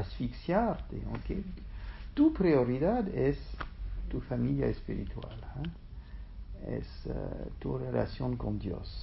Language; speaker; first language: Spanish; non-native, fluent; French